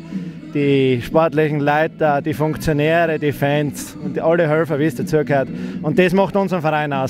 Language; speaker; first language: German; native; German